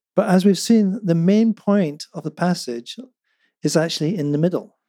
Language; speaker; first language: English; non-native, local second language; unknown